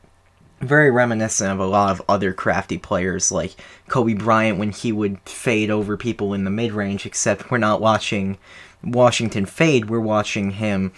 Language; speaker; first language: English; native; English